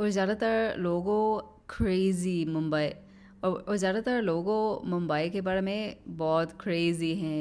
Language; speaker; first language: Hindi; non-native, learner; English